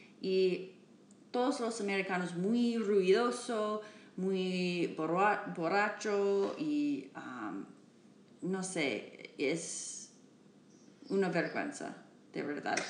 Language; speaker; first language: Spanish; non-native, learner; English